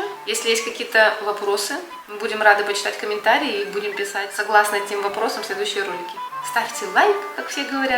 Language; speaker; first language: Russian; native; Russian